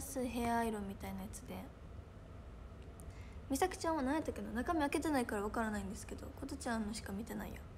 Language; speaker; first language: Japanese; native; Japanese